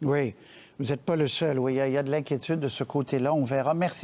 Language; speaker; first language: French; native; French